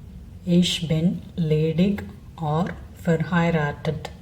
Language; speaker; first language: German; non-native, learner; Tamil